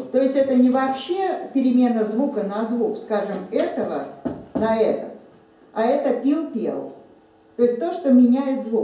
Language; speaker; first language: Russian; native; Russian